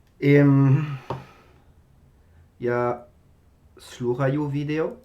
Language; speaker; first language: Ukrainian; non-native, learner; French